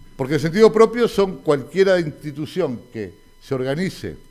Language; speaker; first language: Spanish; native; Spanish